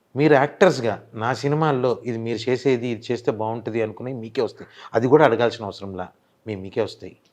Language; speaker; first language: Telugu; native; Telugu